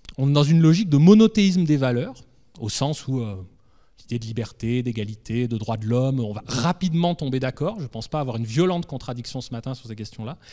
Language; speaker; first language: French; native; French